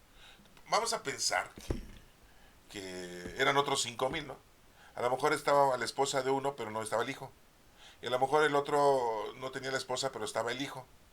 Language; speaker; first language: Spanish; native; Spanish